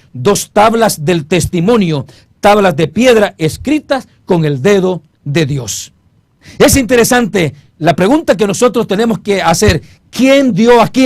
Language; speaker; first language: Spanish; native; Spanish